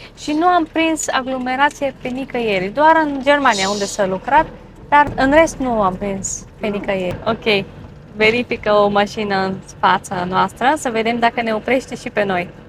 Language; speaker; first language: Romanian; native; Romanian